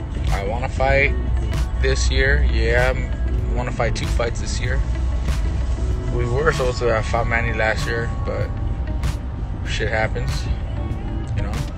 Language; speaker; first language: English; early bilingual, other home language; Spanish